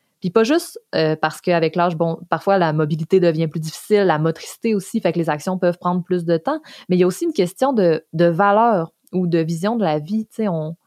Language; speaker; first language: French; native; French